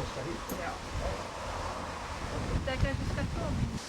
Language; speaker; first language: Swedish; early bilingual, other home language; Estonian